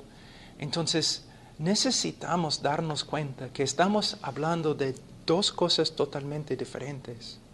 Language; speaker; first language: Spanish; non-native, fluent; English